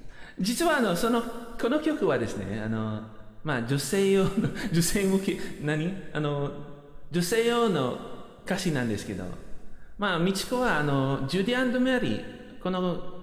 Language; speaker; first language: Japanese; non-native, fluent; English